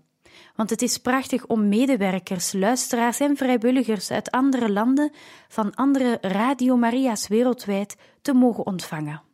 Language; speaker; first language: Dutch; native; Dutch